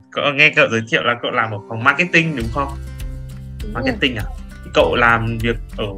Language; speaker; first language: Vietnamese; native; Vietnamese